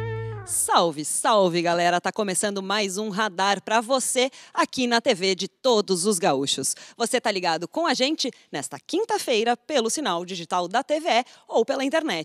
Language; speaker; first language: Portuguese; native; Portuguese